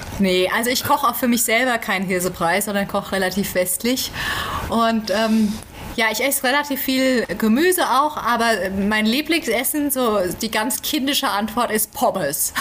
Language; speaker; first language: German; native; German